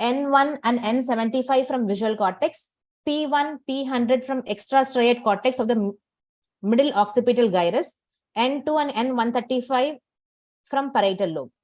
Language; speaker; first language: English; non-native, local second language; Tamil